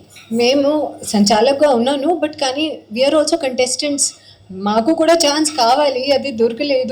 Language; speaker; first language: Telugu; non-native, learner; Hindi